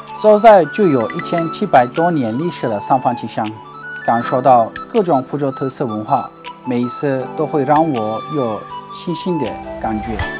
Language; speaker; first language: Chinese; non-native, fluent; Turkish